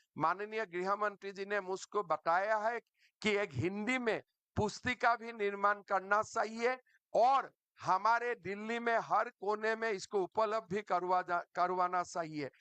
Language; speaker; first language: Hindi; non-native, local second language; Assamese